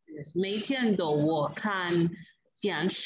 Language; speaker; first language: Chinese; non-native, learner; English